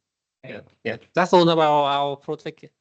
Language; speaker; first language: English; non-native, learner; Vietnamese